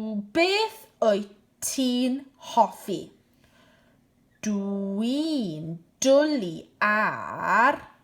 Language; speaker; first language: Welsh; non-native, local second language; English